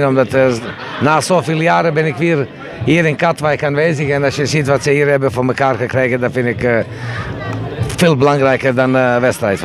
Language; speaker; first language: Dutch; non-native, fluent; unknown